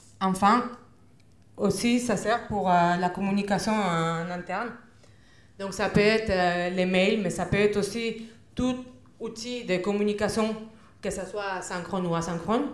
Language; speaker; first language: French; non-native, fluent; Spanish